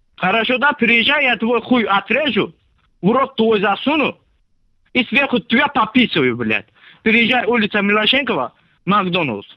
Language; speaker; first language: Russian; non-native, local second language; Azerbaijani